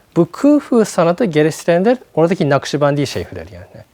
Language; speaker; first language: Turkish; non-native, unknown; Japanese